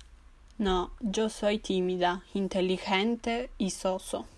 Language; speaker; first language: Spanish; non-native, learner; Italian